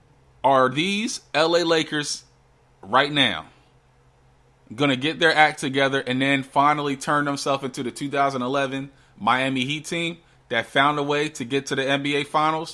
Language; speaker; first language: English; native; English